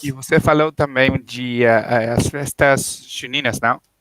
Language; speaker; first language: Portuguese; non-native, learner; Spanish